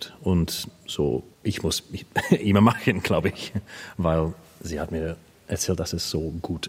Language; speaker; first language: German; non-native, learner; English